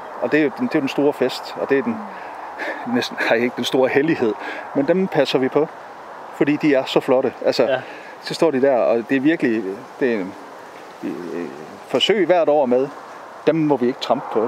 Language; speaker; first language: Danish; native; Danish